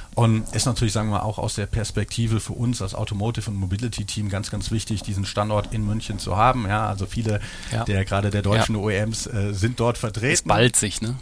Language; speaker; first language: German; native; German